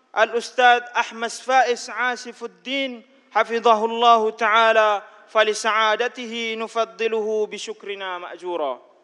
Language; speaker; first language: Arabic; non-native, fluent; Indonesian